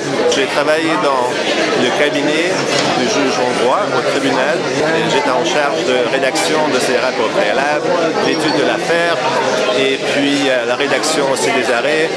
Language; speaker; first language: French; non-native, fluent; Hungarian